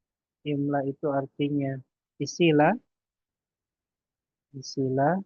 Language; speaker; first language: Indonesian; native; Indonesian